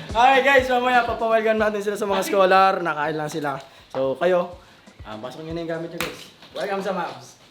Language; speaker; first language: Filipino; native; Filipino